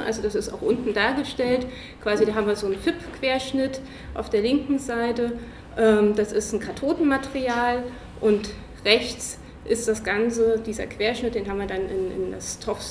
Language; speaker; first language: German; native; German